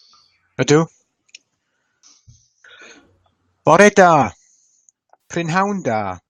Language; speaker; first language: Welsh; non-native, learner; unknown